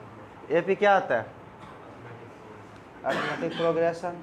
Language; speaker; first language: Hindi; native; Hindi